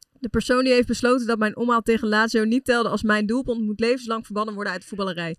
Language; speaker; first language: Dutch; native; Dutch